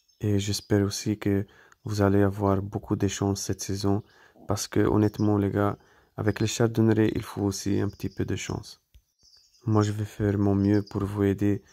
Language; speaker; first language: French; non-native, fluent; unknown